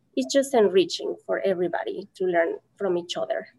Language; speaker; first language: English; non-native, fluent; Spanish